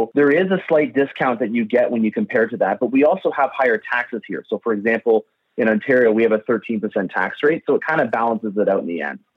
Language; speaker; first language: English; native; English